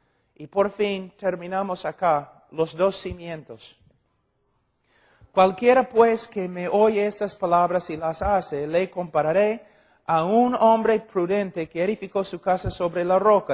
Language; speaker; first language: Spanish; non-native, fluent; English